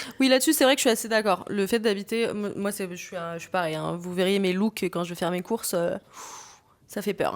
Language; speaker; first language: French; native; French